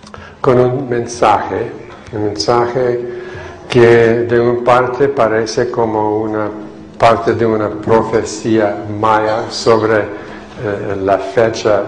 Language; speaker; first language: Spanish; non-native, fluent; English